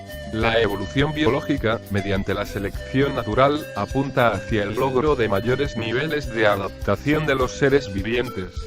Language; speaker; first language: Spanish; native; Spanish